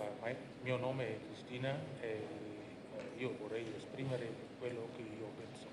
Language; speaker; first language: Italian; non-native, fluent; Indonesian